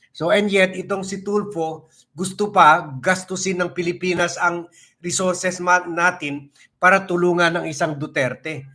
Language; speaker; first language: Filipino; native; Filipino